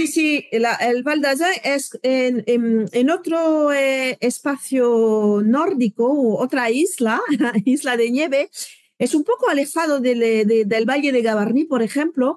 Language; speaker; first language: Spanish; non-native, fluent; French